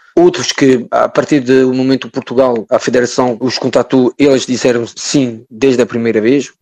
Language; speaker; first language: Portuguese; early bilingual, heritage; French